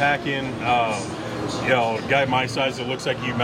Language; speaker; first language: English; native; English